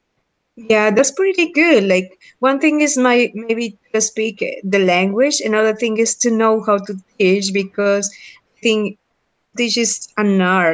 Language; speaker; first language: English; non-native, fluent; Spanish